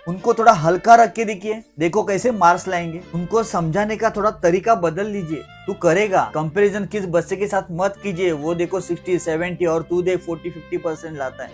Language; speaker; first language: Hindi; non-native, local second language; Marathi